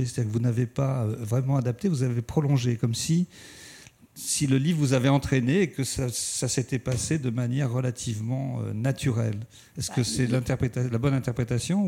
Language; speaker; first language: French; native; French